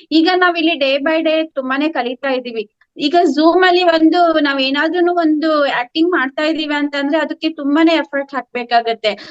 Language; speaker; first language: Kannada; native; Kannada